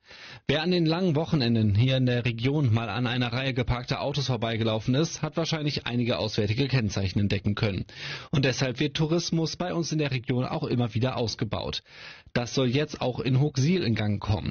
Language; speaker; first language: German; native; German